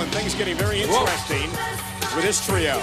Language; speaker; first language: English; native; English